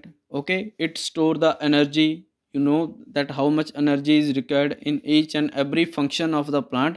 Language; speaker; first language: English; non-native, local second language; Punjabi